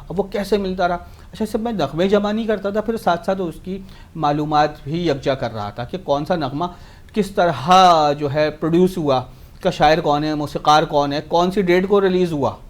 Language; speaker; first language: Urdu; native; Urdu